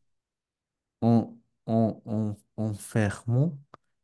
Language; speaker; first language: French; non-native, learner; English